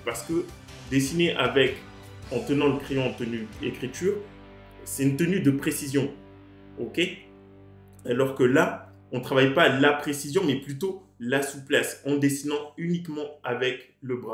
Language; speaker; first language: French; native; French